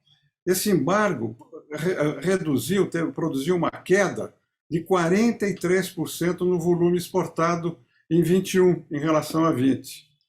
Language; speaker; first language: Portuguese; native; Portuguese